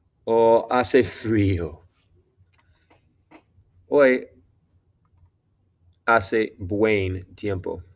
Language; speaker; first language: Spanish; non-native, fluent; English